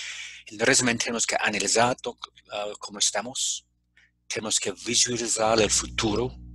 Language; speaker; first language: Spanish; non-native, fluent; English